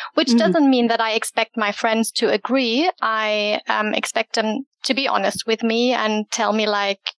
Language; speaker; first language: English; early bilingual, other home language; German